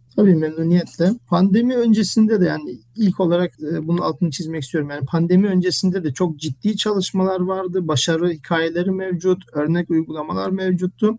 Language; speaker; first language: Turkish; early bilingual, heritage; Turkish